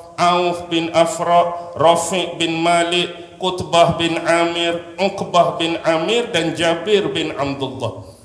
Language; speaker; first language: Malay; native; Malay